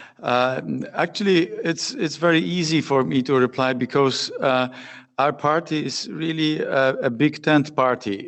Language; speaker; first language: English; non-native, fluent; Polish